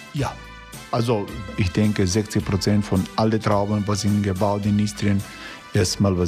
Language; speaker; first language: German; non-native, fluent; Croatian